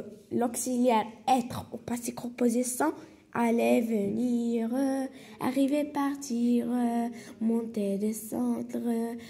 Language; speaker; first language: French; non-native, local second language; Arabic